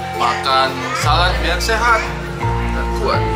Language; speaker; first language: Indonesian; native; Indonesian